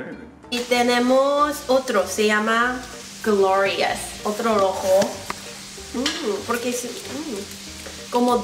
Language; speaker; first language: Spanish; non-native, learner; Korean